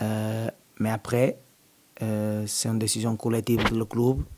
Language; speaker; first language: French; non-native, learner; Portuguese